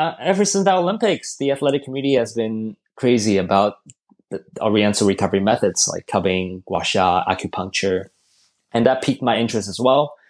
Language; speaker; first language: English; non-native, local second language; Cantonese